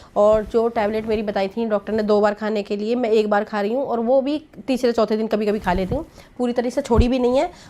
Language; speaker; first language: Hindi; native; Hindi